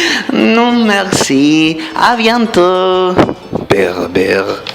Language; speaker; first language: French; non-native, learner; Spanish